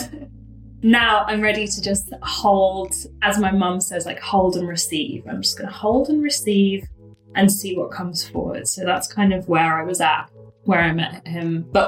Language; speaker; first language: English; native; English